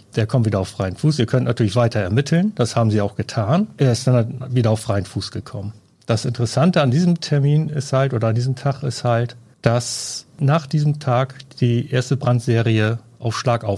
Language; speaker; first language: German; native; German